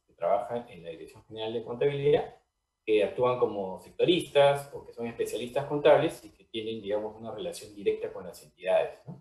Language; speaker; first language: Spanish; native; Spanish